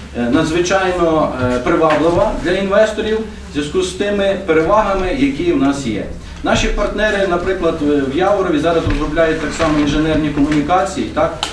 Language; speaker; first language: Ukrainian; native; Ukrainian